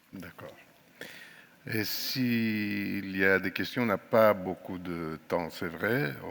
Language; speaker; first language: French; non-native, fluent; Greek